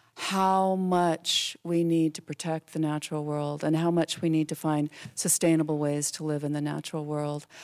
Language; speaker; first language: English; native; English